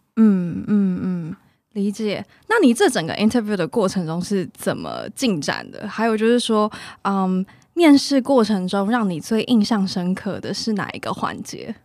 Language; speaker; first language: Chinese; native; Chinese